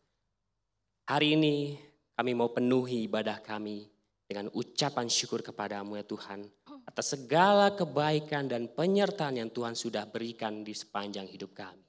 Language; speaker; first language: Indonesian; native; Indonesian